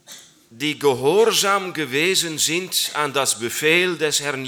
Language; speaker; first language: German; non-native, learner; Dutch